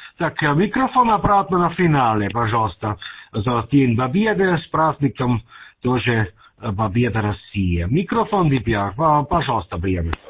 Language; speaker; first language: Russian; non-native, learner; German